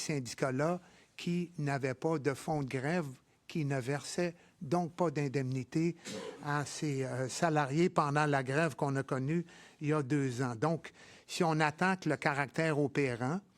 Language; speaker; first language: French; native; French